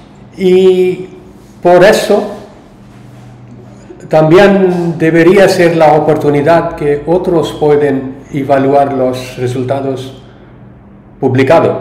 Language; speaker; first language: Spanish; non-native, learner; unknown